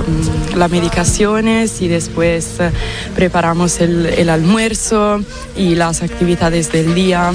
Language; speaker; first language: Spanish; non-native, fluent; Italian